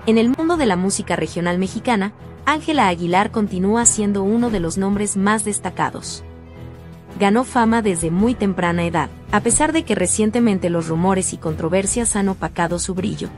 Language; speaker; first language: Spanish; native; Spanish